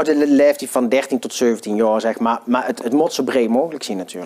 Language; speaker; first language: Dutch; native; Dutch